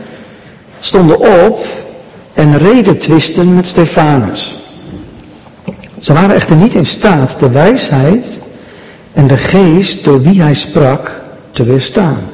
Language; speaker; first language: Dutch; native; Dutch